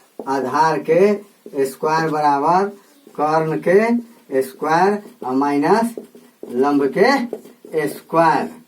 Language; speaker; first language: Hindi; native; Hindi